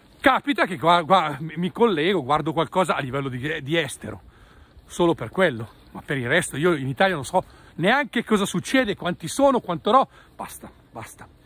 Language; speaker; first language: Italian; native; Italian